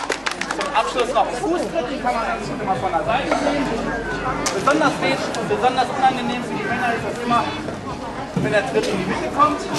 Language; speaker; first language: German; native; German